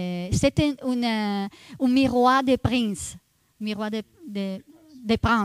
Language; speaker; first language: French; non-native, fluent; Italian